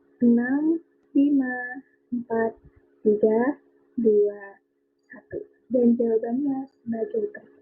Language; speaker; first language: Indonesian; native; Indonesian